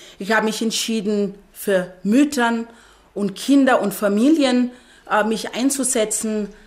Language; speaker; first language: German; non-native, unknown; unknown